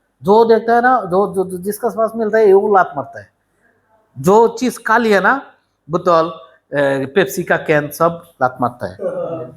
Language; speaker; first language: Hindi; non-native, learner; Bangla